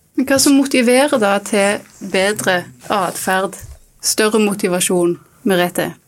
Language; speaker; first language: Norwegian; native; Norwegian